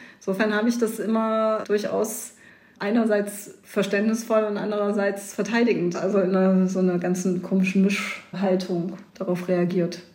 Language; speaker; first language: German; native; German